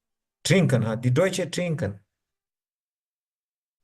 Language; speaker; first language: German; non-native, learner; Urdu